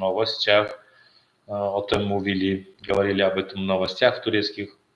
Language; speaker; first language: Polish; non-native, learner; Turkmen